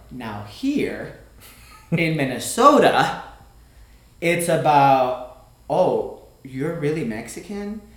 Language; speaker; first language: English; early bilingual, other home language; Spanish